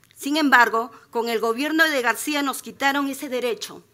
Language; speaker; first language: Spanish; native; Spanish